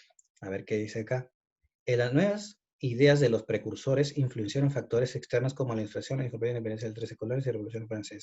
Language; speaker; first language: Spanish; native; Spanish